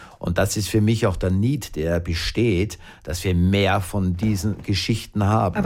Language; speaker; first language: German; native; German